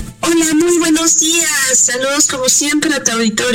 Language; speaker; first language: Spanish; native; Spanish